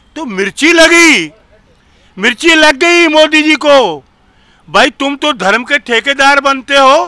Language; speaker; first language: Hindi; native; Hindi